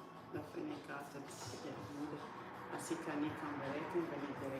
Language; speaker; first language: Dutch; non-native, fluent; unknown